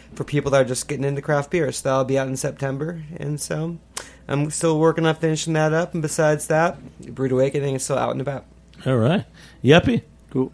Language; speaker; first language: English; native; English